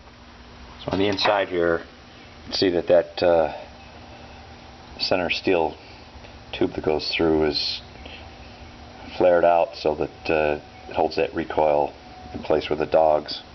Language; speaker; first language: English; native; English